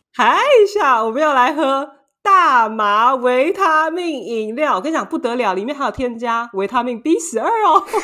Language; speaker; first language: Chinese; native; Chinese